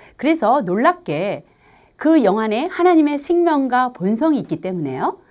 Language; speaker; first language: Korean; native; Korean